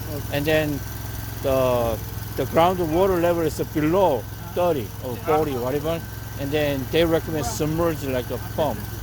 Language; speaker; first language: English; non-native, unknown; Korean